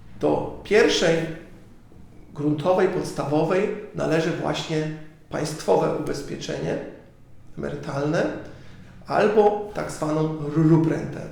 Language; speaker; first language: Polish; early bilingual, heritage; Polish